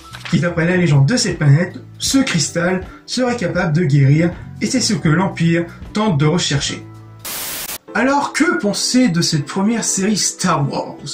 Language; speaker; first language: French; native; French